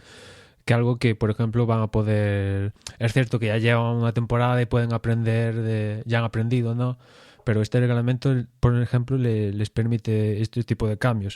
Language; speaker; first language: Spanish; native; Spanish